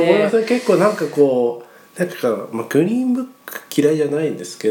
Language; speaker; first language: Japanese; native; Japanese